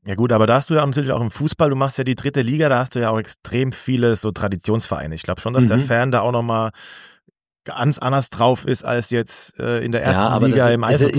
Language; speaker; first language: German; native; German